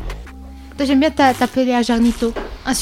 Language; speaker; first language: French; early bilingual, other home language; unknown